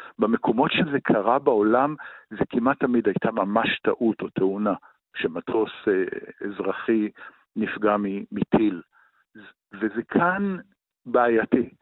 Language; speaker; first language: Hebrew; native; Hebrew